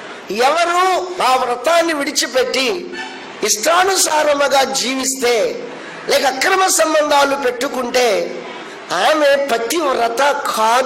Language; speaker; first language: Telugu; native; Telugu